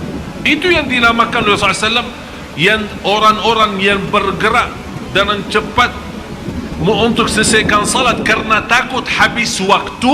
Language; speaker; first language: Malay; non-native, fluent; Arabic